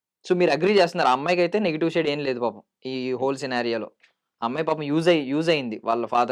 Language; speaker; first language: Telugu; native; Telugu